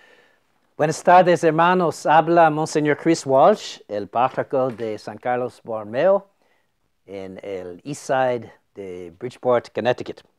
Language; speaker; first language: Spanish; non-native, fluent; English